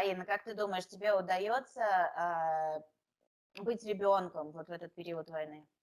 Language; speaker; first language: Russian; native; Russian